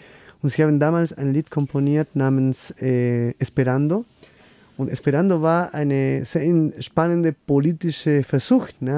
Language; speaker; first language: German; non-native, fluent; Spanish